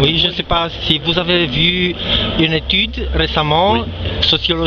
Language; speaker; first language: French; non-native, local second language; Romanian